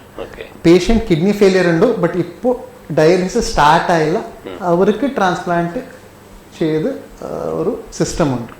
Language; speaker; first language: Malayalam; non-native, learner; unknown